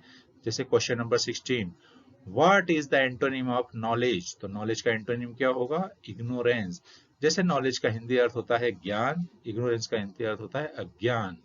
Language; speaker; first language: Hindi; native; Hindi